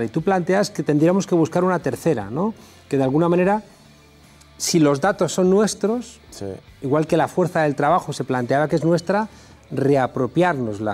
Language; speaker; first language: Spanish; native; Spanish